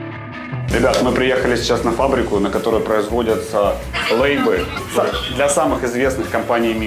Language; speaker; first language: Russian; native; Russian